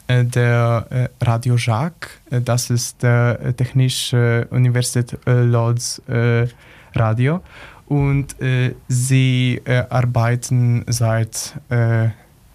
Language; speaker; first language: German; non-native, learner; Polish